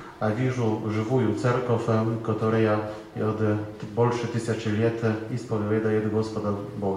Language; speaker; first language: Russian; non-native, fluent; Polish